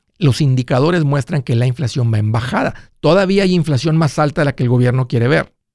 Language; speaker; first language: Spanish; early bilingual, heritage; Spanish